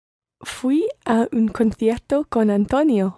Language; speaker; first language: Spanish; non-native, learner; English